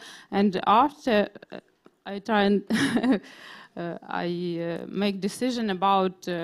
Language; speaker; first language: English; non-native, learner; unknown